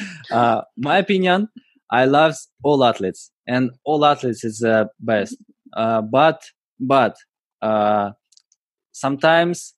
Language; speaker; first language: English; non-native, learner; Russian